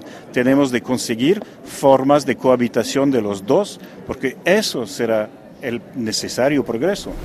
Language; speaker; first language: Spanish; non-native, fluent; French